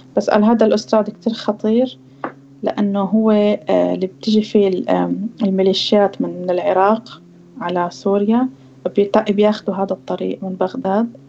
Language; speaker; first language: Arabic; native; Arabic